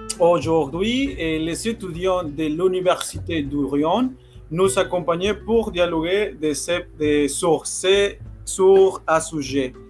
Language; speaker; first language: French; non-native, learner; Spanish